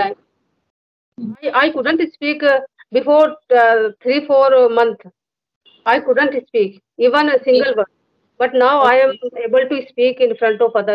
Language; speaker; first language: English; non-native, learner; Hindi